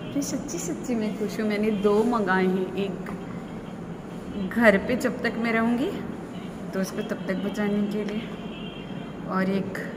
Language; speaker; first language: Hindi; native; Hindi